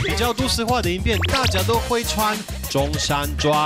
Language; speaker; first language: Chinese; native; Chinese